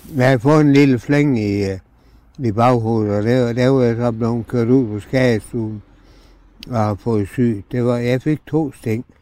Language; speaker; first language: Danish; native; Danish